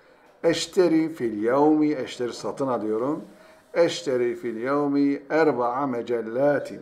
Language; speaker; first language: Arabic; non-native, fluent; Turkish